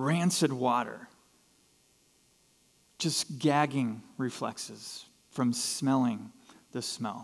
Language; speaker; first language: English; native; English